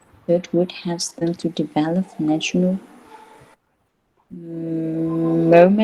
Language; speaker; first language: English; non-native, learner; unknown